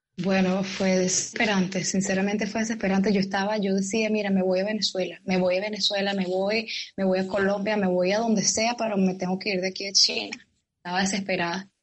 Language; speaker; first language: Spanish; native; Spanish